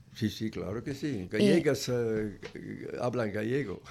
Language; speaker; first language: Spanish; non-native, learner; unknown